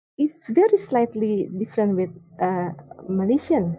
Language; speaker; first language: English; non-native, learner; Indonesian